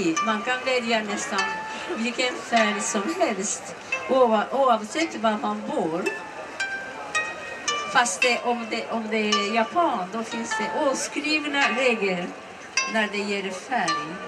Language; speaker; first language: Swedish; non-native, learner; Japanese